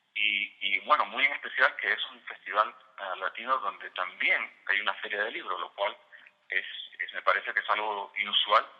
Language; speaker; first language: Spanish; native; Spanish